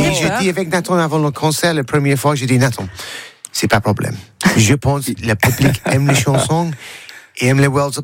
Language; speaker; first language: French; non-native, learner; English